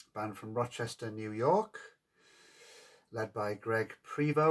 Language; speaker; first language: English; native; English